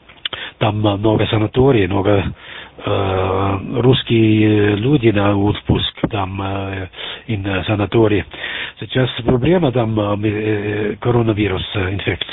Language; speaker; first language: Russian; non-native, learner; German